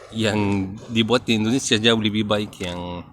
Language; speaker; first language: Indonesian; non-native, learner; Arabic